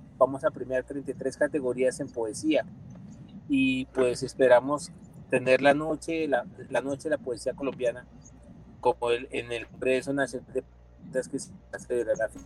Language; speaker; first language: Spanish; native; Spanish